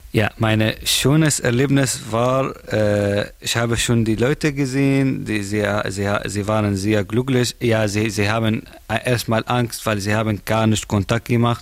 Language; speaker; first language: German; non-native, learner; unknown